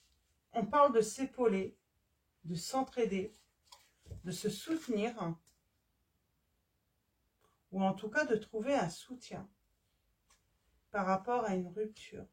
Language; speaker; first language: French; native; French